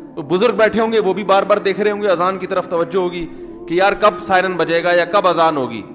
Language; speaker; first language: Urdu; native; Urdu